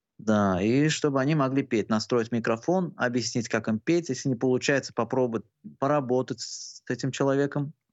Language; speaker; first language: Russian; non-native, local second language; Turkmen